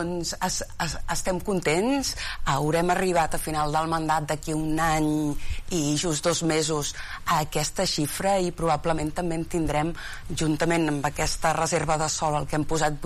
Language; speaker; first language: Catalan; native; Catalan